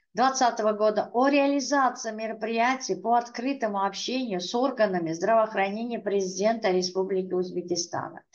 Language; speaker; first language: Russian; non-native, local second language; Uzbek